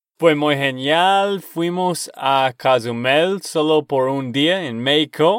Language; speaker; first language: Spanish; non-native, learner; English